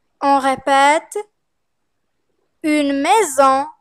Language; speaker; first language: French; non-native, fluent; Arabic